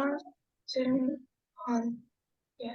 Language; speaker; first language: English; non-native, learner; Vietnamese